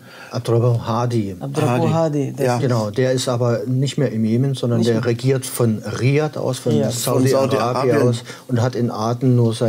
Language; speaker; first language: German; native; German